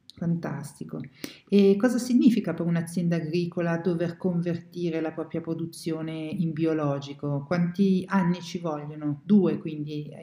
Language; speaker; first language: Italian; native; Italian